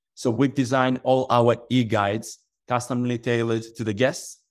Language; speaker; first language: English; non-native, fluent; Russian